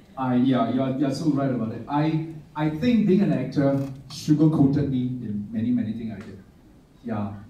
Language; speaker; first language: English; non-native, local second language; Chinese